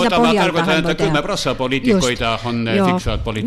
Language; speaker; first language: Finnish; non-native, learner; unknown